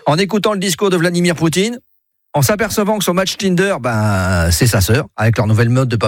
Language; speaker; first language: French; native; French